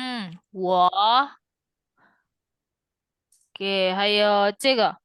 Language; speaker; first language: Chinese; non-native, fluent; Indonesian